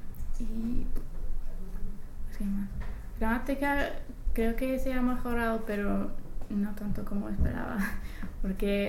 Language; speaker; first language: Spanish; non-native, fluent; English